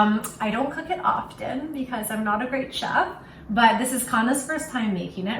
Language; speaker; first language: English; native; English